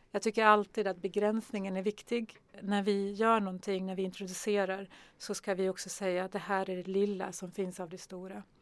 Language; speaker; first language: Swedish; early bilingual, other home language; Arabic